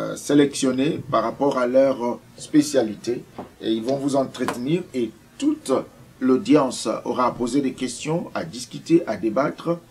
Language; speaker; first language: French; non-native, local second language; Lingala